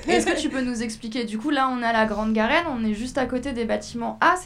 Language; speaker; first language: French; native; French